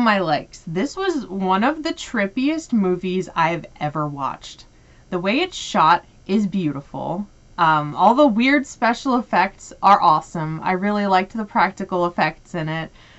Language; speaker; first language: English; native; English